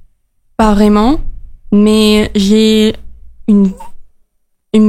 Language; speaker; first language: French; non-native, learner; Russian